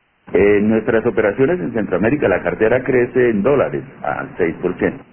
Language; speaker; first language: Spanish; native; Spanish